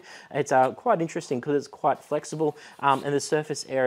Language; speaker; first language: English; native; English